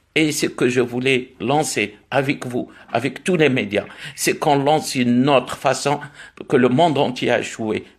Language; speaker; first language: French; non-native, local second language; Arabic